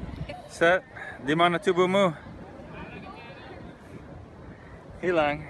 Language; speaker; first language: Indonesian; non-native, fluent; English